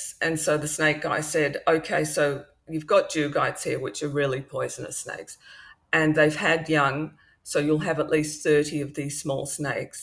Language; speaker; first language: English; native; English